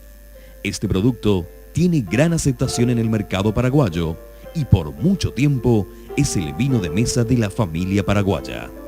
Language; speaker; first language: Spanish; native; Spanish